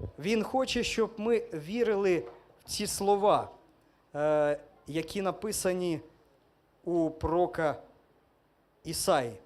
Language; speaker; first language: Ukrainian; non-native, local second language; Russian